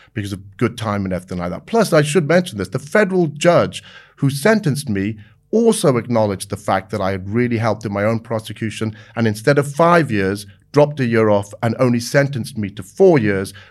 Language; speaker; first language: English; native; English